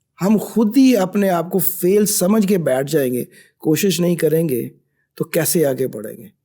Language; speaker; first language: Urdu; non-native, local second language; Punjabi